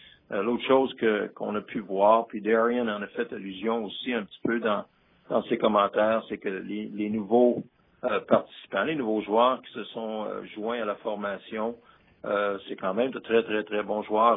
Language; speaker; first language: French; native; French